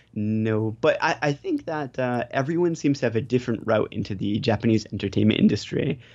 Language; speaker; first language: English; native; English